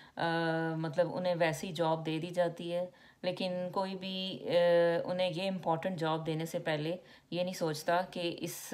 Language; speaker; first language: Urdu; native; Urdu